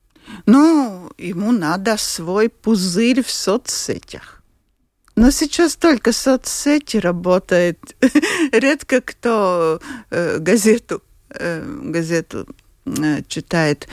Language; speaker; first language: Russian; non-native, local second language; Latvian